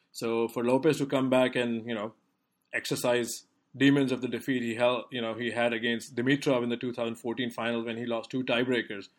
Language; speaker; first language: English; non-native, local second language; Hindi